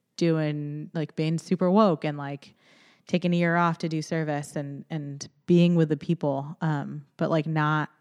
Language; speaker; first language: English; early bilingual, other home language; Filipino